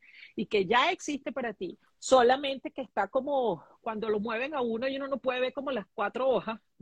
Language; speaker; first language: Spanish; native; Spanish